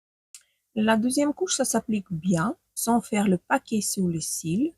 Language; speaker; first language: French; non-native, fluent; Ukrainian